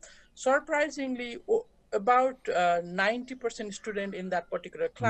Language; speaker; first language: English; non-native, local second language; Nepali